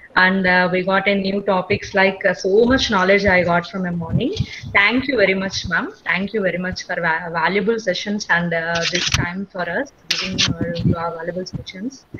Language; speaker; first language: English; non-native, local second language; Telugu